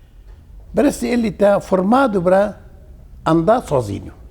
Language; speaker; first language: Portuguese; non-native, learner; Arabic